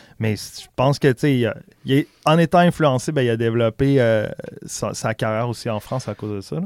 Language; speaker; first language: French; native; French